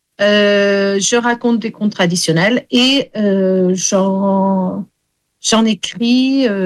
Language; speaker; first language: French; early bilingual, heritage; English